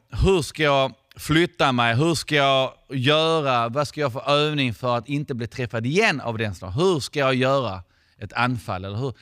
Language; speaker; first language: Swedish; non-native, fluent; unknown